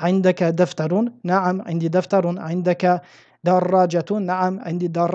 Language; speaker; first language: Arabic; non-native, fluent; French